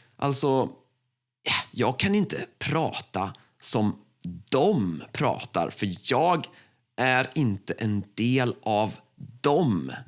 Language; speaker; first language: Swedish; native; Swedish